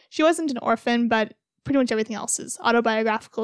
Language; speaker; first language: English; native; English